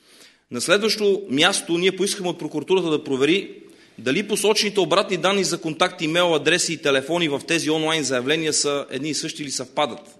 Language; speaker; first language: Bulgarian; native; Bulgarian